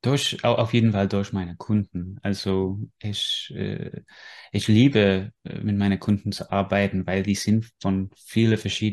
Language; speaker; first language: German; non-native, fluent; English